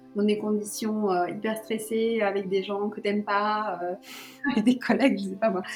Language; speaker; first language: French; early bilingual, other home language; Sinhala